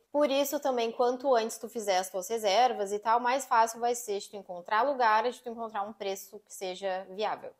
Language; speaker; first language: Portuguese; native; Portuguese